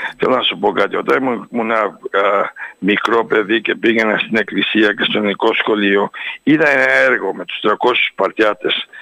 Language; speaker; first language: Greek; early bilingual, heritage; Greek